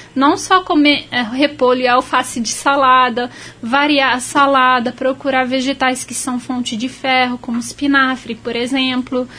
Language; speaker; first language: Portuguese; non-native, fluent; Arabic